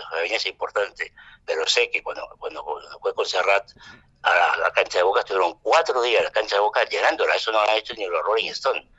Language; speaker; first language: Spanish; non-native, fluent; French